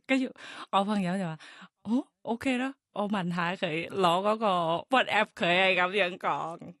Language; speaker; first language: Cantonese; non-native, learner; Thai